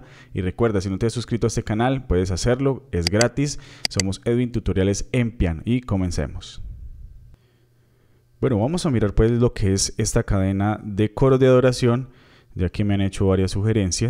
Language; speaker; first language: Spanish; native; Spanish